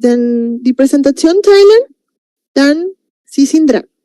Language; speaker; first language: German; non-native, fluent; Spanish